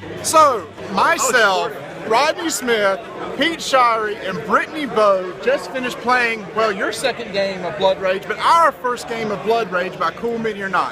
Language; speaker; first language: English; native; English